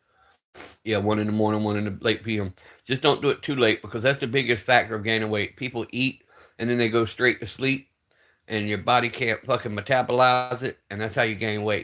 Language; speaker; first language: English; native; English